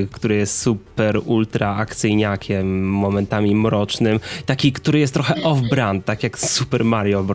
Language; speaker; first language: Polish; native; Polish